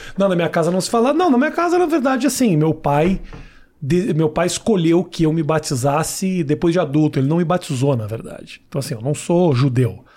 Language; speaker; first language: Portuguese; native; Portuguese